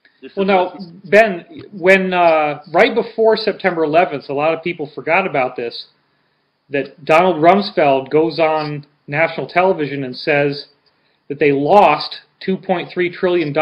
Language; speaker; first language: English; native; English